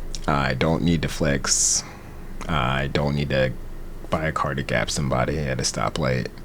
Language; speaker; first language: English; native; English